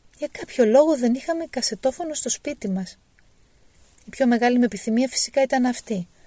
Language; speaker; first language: Greek; native; Greek